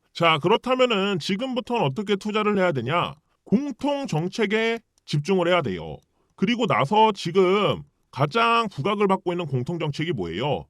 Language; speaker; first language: Korean; early bilingual, heritage; Korean